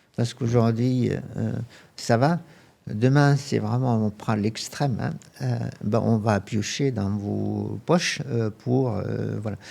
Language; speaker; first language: French; non-native, fluent; Arabic